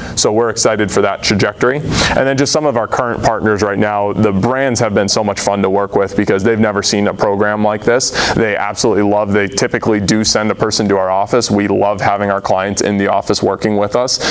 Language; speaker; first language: English; native; English